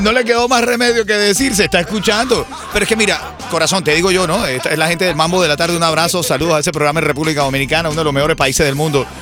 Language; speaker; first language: Spanish; native; Spanish